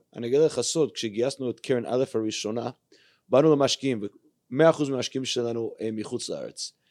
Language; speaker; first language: Hebrew; non-native, fluent; English